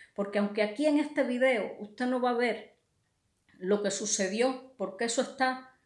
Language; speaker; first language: Spanish; native; Spanish